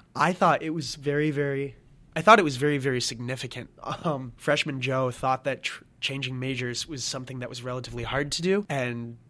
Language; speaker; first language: English; native; English